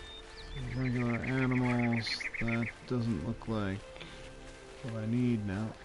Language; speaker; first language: English; native; English